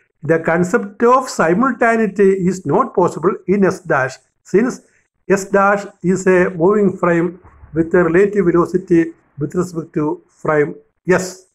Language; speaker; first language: English; non-native, local second language; Malayalam